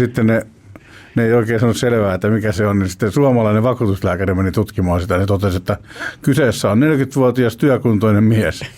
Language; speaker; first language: Finnish; native; Finnish